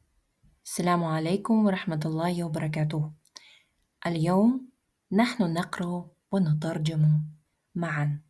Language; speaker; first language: Arabic; non-native, fluent; Russian